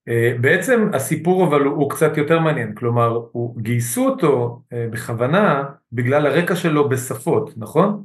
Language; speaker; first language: Hebrew; native; Hebrew